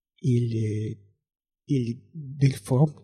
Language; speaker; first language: French; non-native, learner; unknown